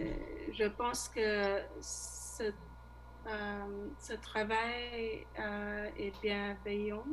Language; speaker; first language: French; non-native, learner; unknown